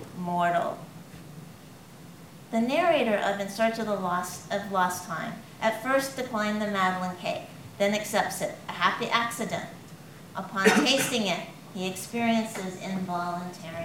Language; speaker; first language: English; native; English